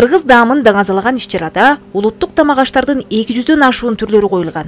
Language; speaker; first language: Kyrgyz; native; Kyrgyz